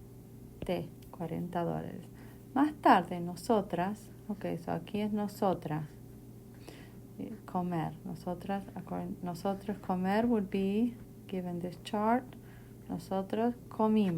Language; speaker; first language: Spanish; non-native, fluent; English